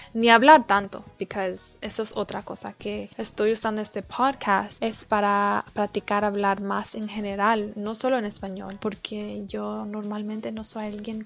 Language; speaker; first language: Spanish; early bilingual, heritage; Spanish